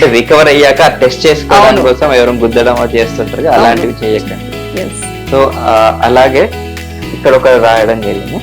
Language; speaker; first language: Telugu; native; Telugu